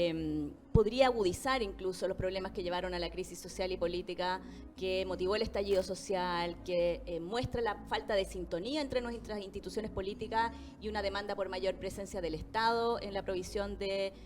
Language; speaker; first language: Spanish; native; Spanish